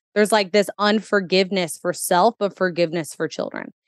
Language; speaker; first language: English; native; English